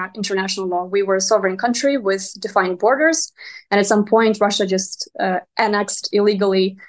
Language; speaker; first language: English; non-native, fluent; Ukrainian